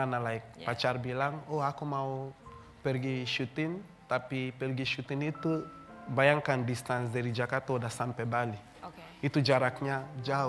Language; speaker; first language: Indonesian; non-native, fluent; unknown